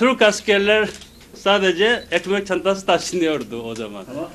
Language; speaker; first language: Turkish; non-native, fluent; Korean